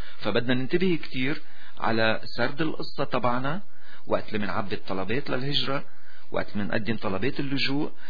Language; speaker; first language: Arabic; native; Arabic